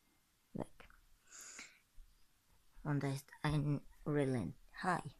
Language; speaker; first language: German; non-native, learner; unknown